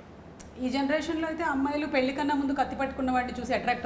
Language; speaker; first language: Telugu; native; Telugu